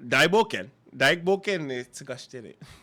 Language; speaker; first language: Japanese; non-native, learner; English